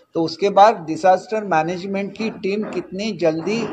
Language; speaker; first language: Hindi; non-native, local second language; Marathi